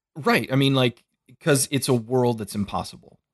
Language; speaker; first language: English; native; English